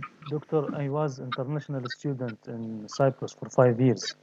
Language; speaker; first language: English; non-native, learner; Arabic